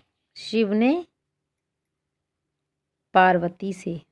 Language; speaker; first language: Hindi; native; Hindi